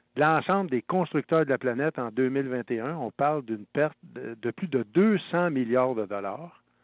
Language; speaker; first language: French; native; French